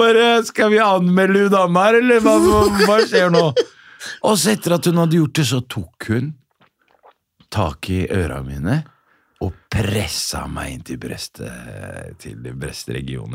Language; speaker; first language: Norwegian; native; Norwegian